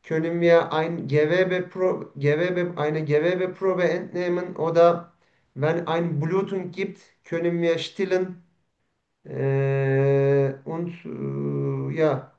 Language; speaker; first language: German; non-native, learner; Turkish